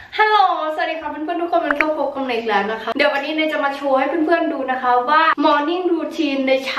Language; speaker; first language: Thai; native; Thai